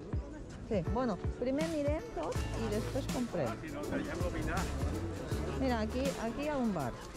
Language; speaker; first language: Spanish; non-native, learner; Japanese